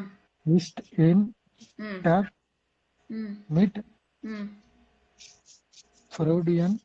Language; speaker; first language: German; non-native, learner; Tamil